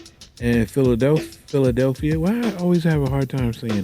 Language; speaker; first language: English; native; English